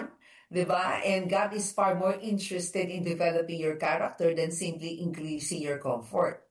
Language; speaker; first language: English; non-native, local second language; Filipino